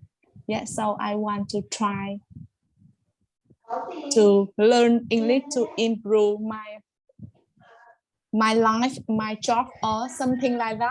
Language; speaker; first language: English; non-native, learner; Vietnamese